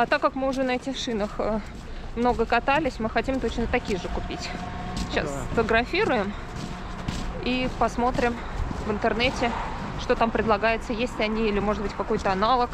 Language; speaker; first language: Russian; native; Russian